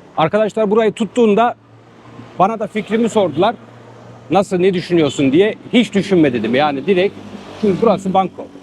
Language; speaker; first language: Turkish; native; Turkish